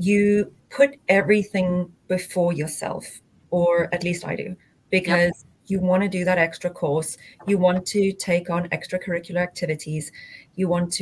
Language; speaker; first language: English; native; English